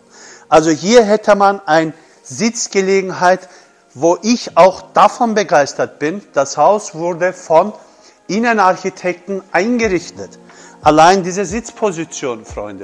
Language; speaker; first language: German; non-native, fluent; Turkish